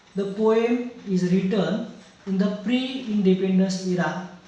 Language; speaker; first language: English; non-native, local second language; Marathi